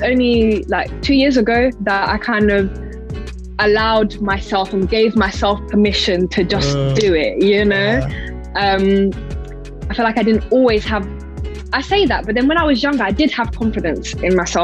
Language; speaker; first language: English; native; English